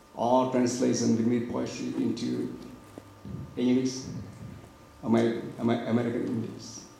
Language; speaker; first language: English; non-native, learner; Vietnamese